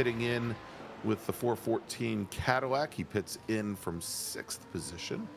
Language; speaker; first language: English; native; English